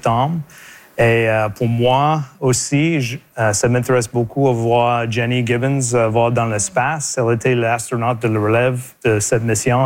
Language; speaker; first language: French; non-native, local second language; English